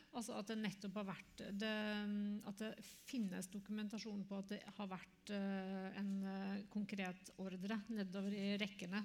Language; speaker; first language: Norwegian; native; Norwegian